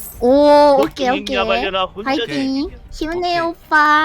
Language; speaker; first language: Korean; non-native, learner; Japanese